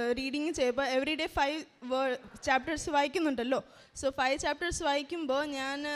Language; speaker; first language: Malayalam; early bilingual, heritage; Malayalam